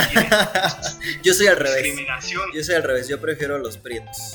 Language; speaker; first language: Spanish; native; Spanish